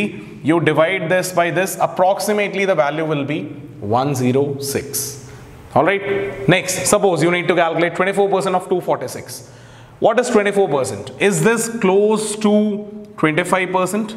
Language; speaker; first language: English; non-native, local second language; Hindi